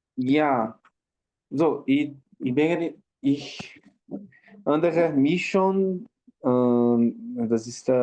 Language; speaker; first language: German; non-native, learner; Portuguese